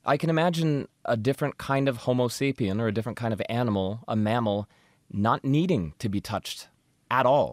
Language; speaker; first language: English; native; English